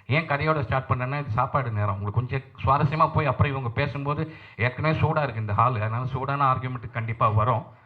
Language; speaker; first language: Tamil; non-native, local second language; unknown